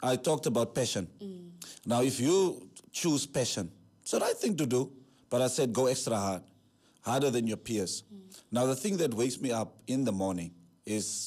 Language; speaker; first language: English; non-native, local second language; Afrikaans